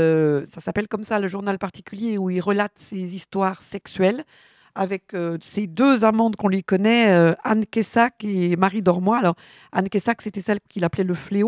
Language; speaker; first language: French; native; French